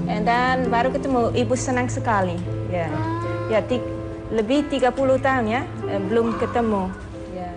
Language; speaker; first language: Indonesian; non-native, learner; Dutch